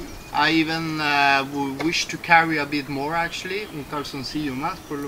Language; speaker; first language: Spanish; non-native, learner; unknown